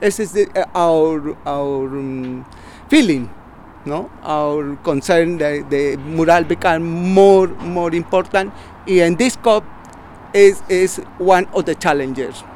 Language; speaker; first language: English; non-native, learner; Spanish